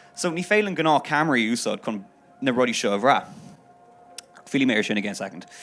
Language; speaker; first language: Irish; non-native, local second language; English